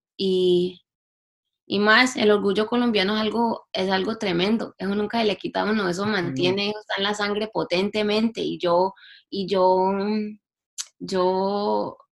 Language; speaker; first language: Spanish; early bilingual, heritage; English